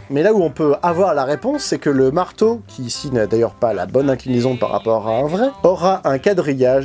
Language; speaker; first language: French; native; French